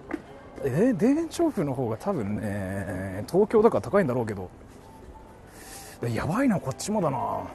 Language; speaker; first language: Japanese; native; Japanese